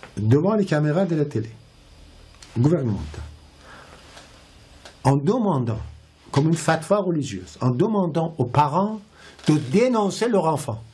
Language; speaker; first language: French; non-native, fluent; Persian